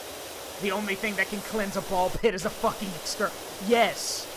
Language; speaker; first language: English; native; English